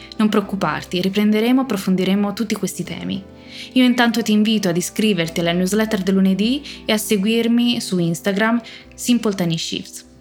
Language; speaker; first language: Italian; native; Italian